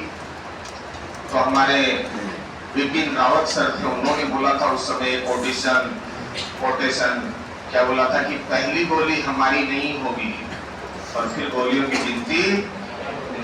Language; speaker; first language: Hindi; native; Hindi